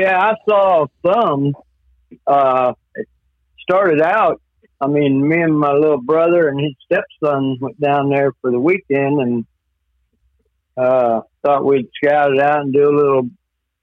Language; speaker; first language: English; native; English